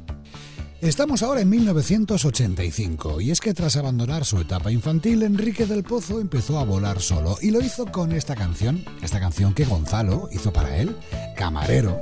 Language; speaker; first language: Spanish; native; Spanish